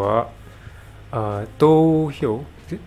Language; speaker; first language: Japanese; non-native, learner; English